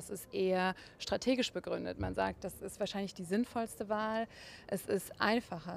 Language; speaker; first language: German; native; German